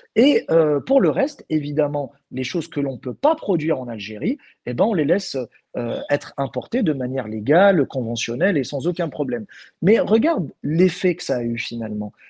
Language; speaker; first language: French; non-native, local second language; Arabic